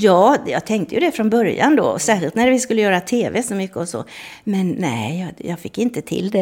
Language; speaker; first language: Swedish; native; Swedish